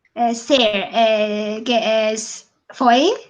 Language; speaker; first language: Spanish; non-native, learner; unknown